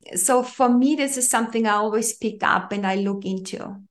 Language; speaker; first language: English; non-native, fluent; German